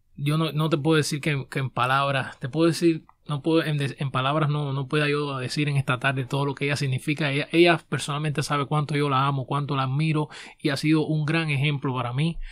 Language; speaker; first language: Spanish; native; Spanish